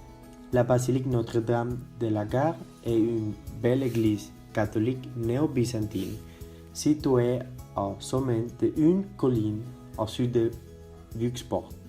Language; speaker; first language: French; non-native, learner; Spanish